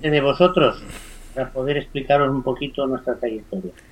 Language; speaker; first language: Spanish; native; Spanish